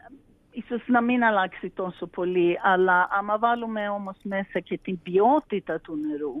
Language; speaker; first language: Greek; early bilingual, heritage; Greek